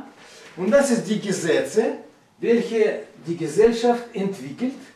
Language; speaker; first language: German; non-native, learner; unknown